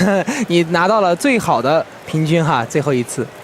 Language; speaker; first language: Chinese; native; Chinese